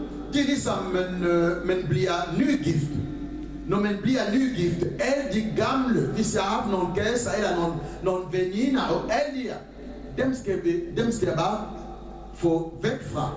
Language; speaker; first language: Danish; non-native, fluent; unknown